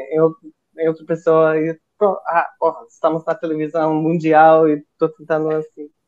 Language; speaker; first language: Portuguese; non-native, fluent; English